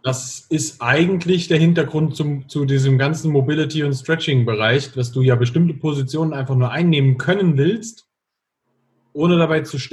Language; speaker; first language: German; native; German